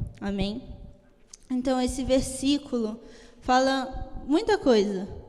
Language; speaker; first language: Portuguese; early bilingual, heritage; Italian